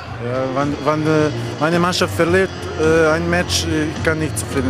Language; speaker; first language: German; non-native, learner; Croatian